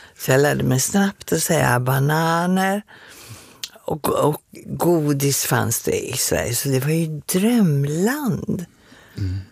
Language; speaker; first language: Swedish; native; Swedish